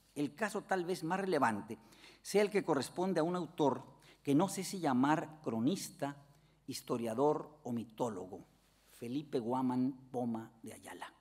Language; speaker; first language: Spanish; native; Spanish